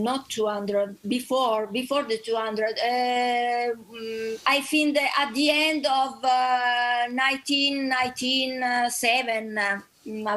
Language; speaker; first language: English; non-native, learner; Italian